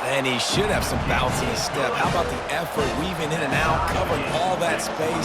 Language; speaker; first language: English; native; English